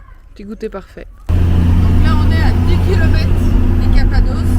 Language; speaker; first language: French; native; French